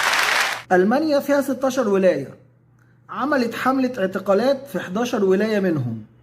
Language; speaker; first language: Arabic; native; Arabic